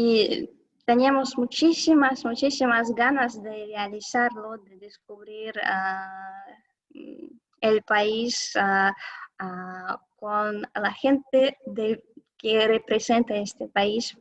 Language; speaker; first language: Spanish; non-native, fluent; Russian